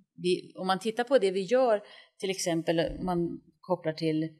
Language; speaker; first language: Swedish; native; Swedish